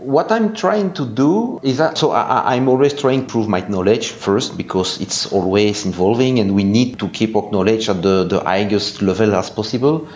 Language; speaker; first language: English; non-native, fluent; French